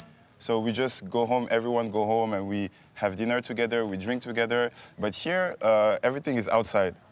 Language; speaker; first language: English; non-native, learner; French